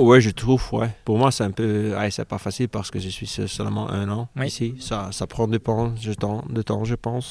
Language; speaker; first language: French; non-native, local second language; Dutch